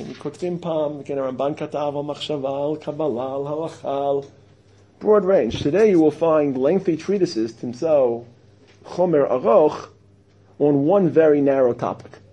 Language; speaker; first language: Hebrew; non-native, fluent; English